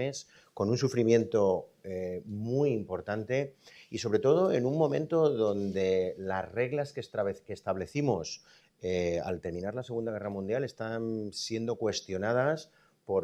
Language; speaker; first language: Spanish; native; Spanish